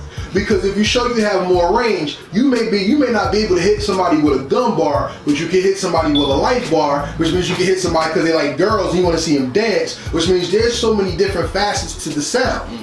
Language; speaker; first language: English; native; English